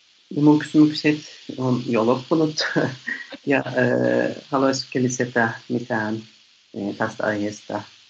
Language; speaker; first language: Finnish; non-native, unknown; Turkish